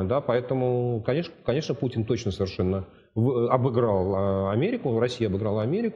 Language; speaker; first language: Russian; native; Russian